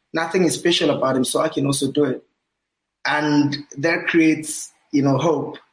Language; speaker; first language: English; non-native, local second language; Southern Sotho